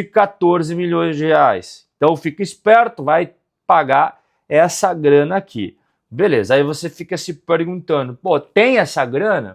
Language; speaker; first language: Portuguese; native; Portuguese